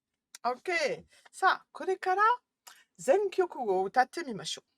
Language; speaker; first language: Japanese; non-native, fluent; French